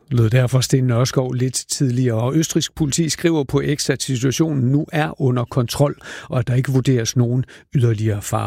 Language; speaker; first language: Danish; native; Danish